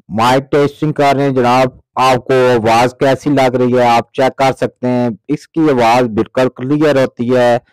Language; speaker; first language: Urdu; non-native, local second language; Pahari-Potwari